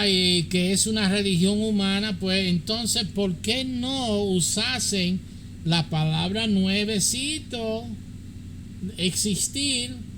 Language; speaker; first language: Spanish; early bilingual, heritage; English